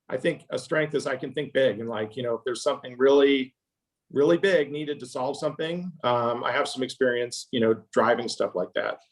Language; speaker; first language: English; native; English